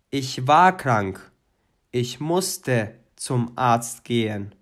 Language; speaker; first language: German; non-native, fluent; Albanian